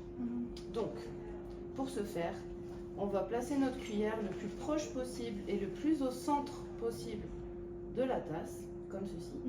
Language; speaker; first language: French; native; French